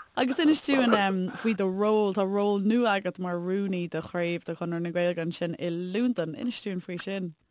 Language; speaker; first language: Irish; native; Irish